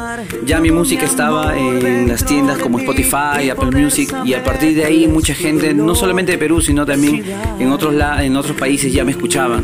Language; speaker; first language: Spanish; native; Spanish